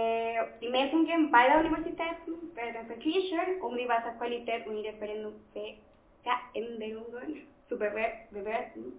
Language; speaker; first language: German; non-native, fluent; Spanish